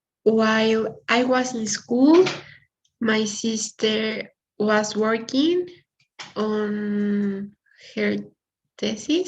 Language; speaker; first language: English; non-native, learner; Spanish